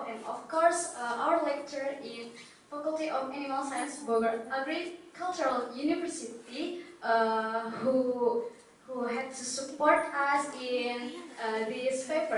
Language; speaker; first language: English; non-native, learner; Indonesian